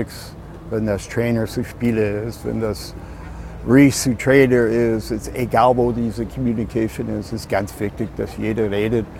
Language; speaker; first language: German; non-native, fluent; English